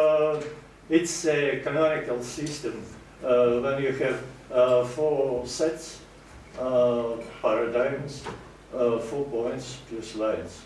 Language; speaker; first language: English; non-native, fluent; Russian